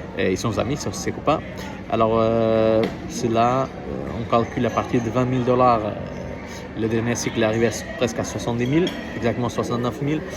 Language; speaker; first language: French; non-native, learner; Portuguese